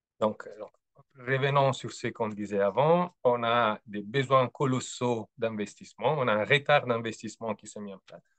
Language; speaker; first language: French; non-native, fluent; Italian